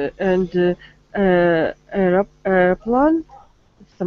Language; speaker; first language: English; non-native, learner; Russian